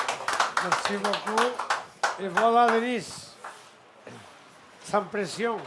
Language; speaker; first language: French; non-native, fluent; Catalan